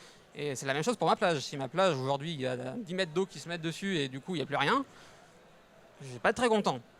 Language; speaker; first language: French; native; French